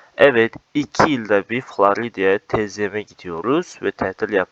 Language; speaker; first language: Turkish; non-native, fluent; Uzbek